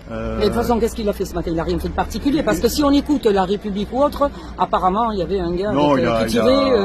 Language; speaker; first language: French; native; French